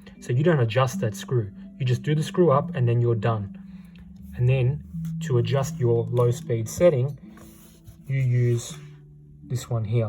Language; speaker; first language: English; native; English